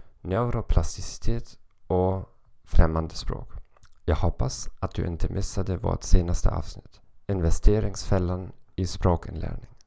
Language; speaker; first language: Swedish; non-native, learner; German